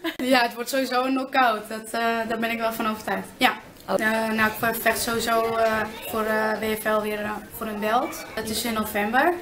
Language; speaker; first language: Dutch; early bilingual, other home language; Arabic